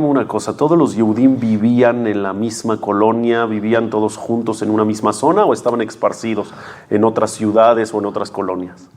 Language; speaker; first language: Spanish; native; Spanish